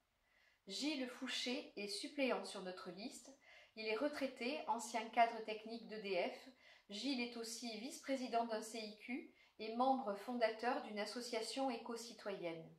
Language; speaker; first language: French; native; French